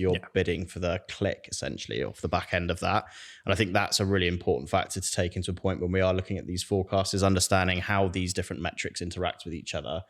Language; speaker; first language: English; native; English